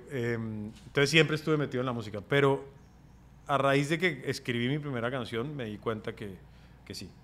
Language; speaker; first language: Spanish; native; Spanish